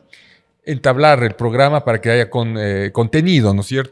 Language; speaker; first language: Spanish; native; Spanish